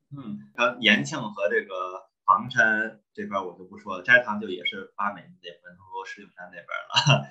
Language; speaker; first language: Chinese; native; Chinese